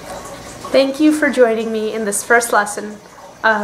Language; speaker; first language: English; native; English